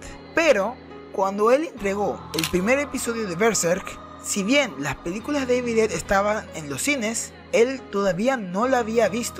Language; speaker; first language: Spanish; native; Spanish